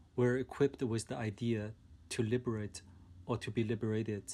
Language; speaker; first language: English; non-native, fluent; Chinese